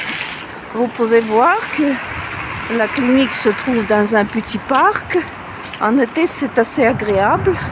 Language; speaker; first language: French; non-native, fluent; Russian